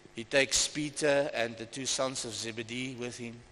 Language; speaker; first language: English; non-native, local second language; Afrikaans